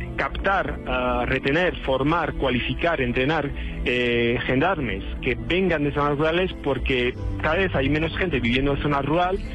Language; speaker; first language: Spanish; non-native, fluent; French